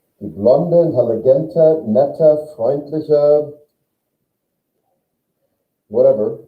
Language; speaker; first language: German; non-native, fluent; English